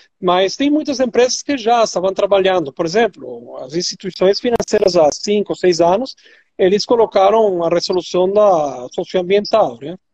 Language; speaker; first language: Portuguese; non-native, fluent; Spanish